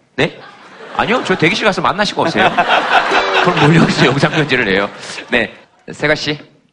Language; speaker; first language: Korean; native; Korean